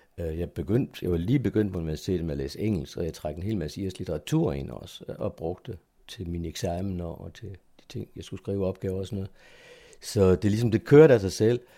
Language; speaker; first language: Danish; native; Danish